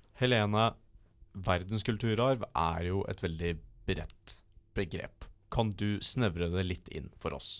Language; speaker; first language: Norwegian; native; Norwegian